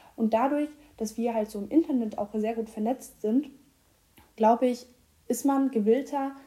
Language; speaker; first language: German; native; German